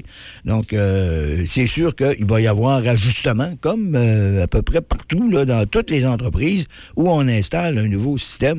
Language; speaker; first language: French; native; French